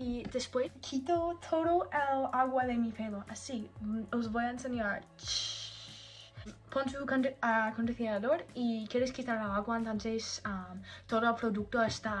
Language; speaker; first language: Spanish; non-native, learner; English